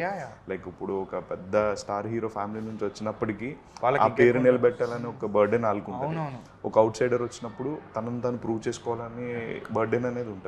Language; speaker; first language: Telugu; native; Telugu